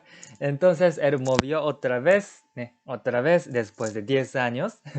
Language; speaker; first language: Spanish; non-native, learner; Japanese